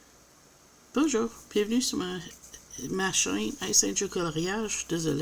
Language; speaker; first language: French; native; French